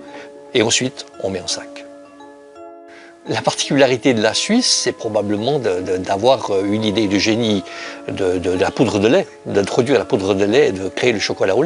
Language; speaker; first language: French; native; French